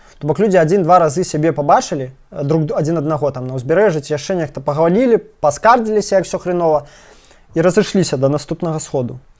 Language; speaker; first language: Belarusian; non-native, local second language; Russian